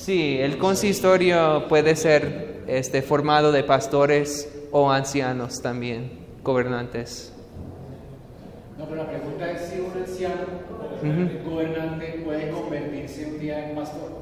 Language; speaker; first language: Spanish; non-native, fluent; English